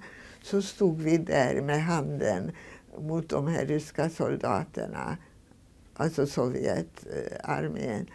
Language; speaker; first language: Swedish; non-native, fluent; Hungarian